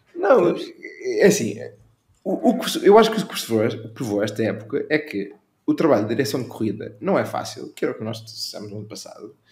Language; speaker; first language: Portuguese; native; Portuguese